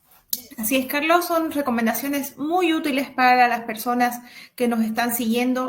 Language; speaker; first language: Spanish; native; Spanish